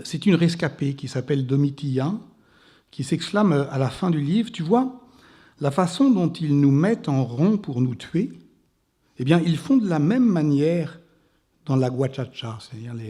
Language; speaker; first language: French; native; French